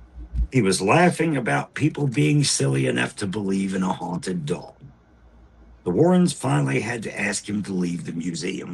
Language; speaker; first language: English; native; English